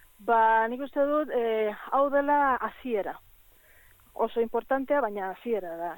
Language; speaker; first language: Basque; non-native, learner; Spanish